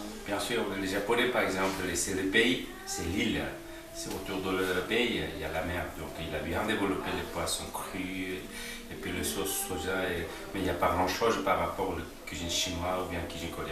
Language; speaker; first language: French; non-native, learner; Korean